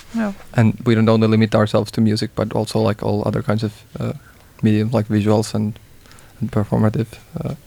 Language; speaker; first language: English; non-native, fluent; Finnish